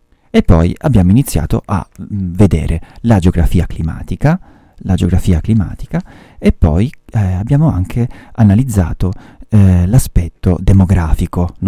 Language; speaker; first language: Italian; native; Italian